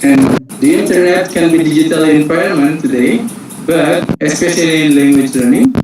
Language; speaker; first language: English; non-native, fluent; Indonesian